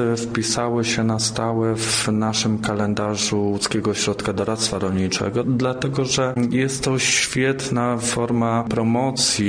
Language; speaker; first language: Polish; native; Polish